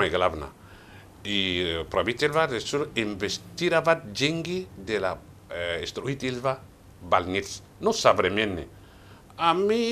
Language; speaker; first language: Russian; non-native, learner; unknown